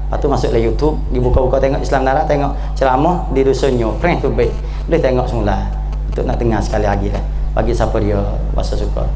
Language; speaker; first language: Malay; native; Malay